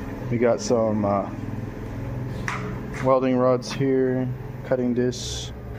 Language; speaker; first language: English; native; English